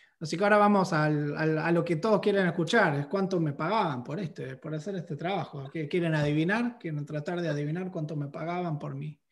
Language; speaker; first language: Spanish; native; Spanish